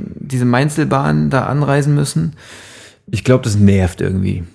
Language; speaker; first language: German; native; German